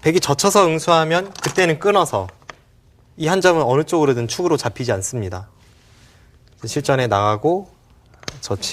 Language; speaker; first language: Korean; native; Korean